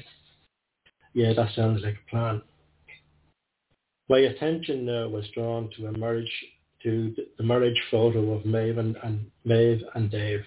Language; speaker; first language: English; native; English